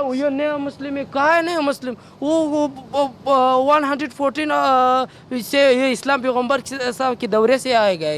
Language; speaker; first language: Hindi; non-native, learner; Pashto